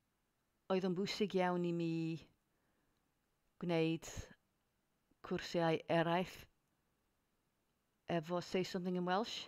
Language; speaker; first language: Welsh; non-native, learner; English